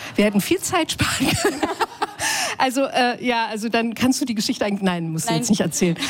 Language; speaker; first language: German; native; German